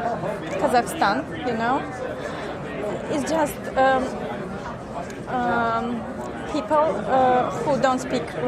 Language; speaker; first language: English; non-native, learner; Russian